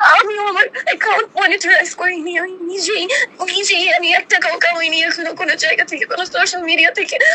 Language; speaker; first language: Bangla; non-native, fluent; Russian